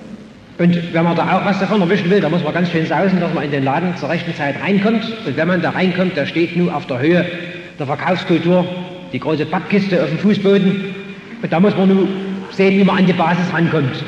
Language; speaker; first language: German; native; German